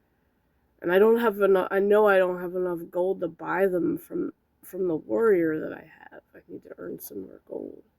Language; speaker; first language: English; native; English